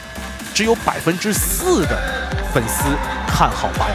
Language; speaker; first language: Chinese; native; Chinese